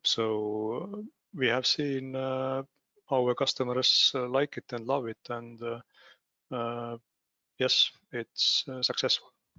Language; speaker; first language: English; non-native, fluent; Estonian